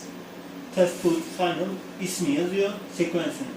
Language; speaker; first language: Turkish; native; Turkish